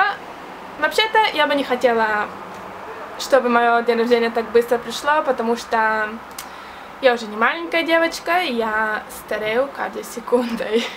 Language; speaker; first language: Russian; early bilingual, heritage; Russian